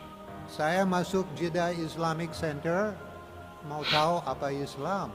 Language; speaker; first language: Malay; non-native, fluent; English